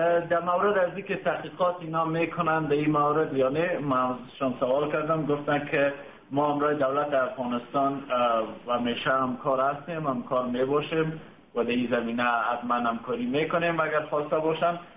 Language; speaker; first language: Persian; native; Persian